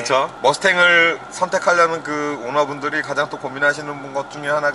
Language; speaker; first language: Korean; native; Korean